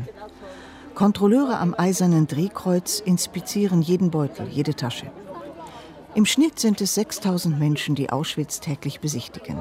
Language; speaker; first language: German; native; German